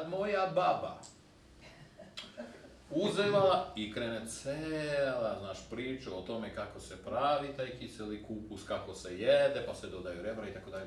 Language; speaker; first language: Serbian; non-native, fluent; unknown